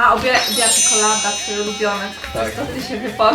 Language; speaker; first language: Polish; native; Polish